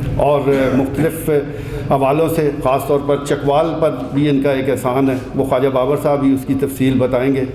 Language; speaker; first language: Urdu; non-native, local second language; Punjabi